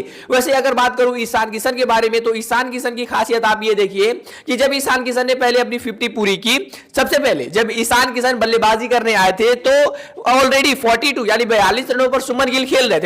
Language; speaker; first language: Hindi; native; Hindi